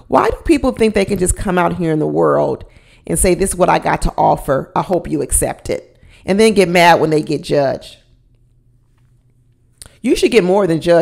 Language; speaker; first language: English; native; English